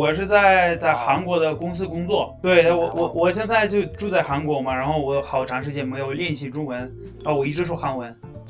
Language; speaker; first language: Chinese; non-native, fluent; Russian